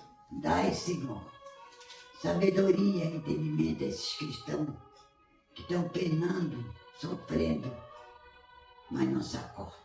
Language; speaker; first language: Portuguese; native; Portuguese